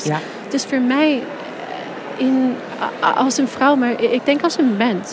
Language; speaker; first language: Dutch; non-native, fluent; English